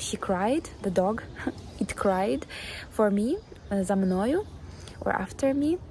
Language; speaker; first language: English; non-native, fluent; Ukrainian